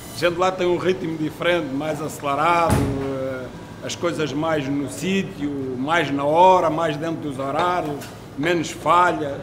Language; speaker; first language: Portuguese; native; Portuguese